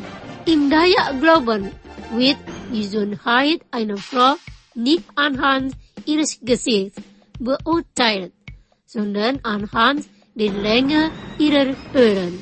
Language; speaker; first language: German; non-native, fluent; Indonesian